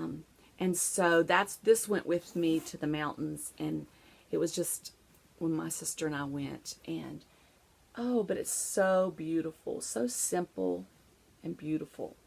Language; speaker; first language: English; native; English